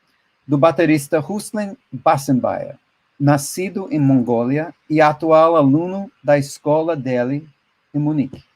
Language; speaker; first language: Portuguese; non-native, fluent; English